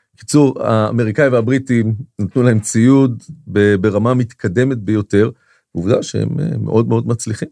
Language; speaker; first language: Hebrew; native; Hebrew